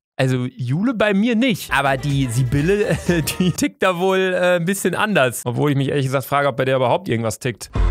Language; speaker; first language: German; native; German